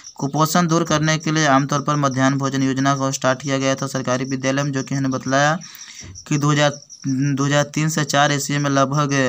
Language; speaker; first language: Hindi; native; Hindi